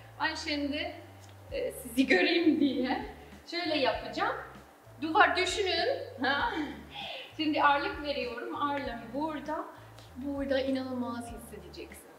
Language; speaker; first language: Turkish; non-native, fluent; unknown